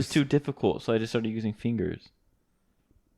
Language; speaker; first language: English; native; English